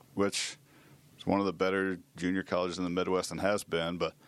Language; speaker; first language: English; native; English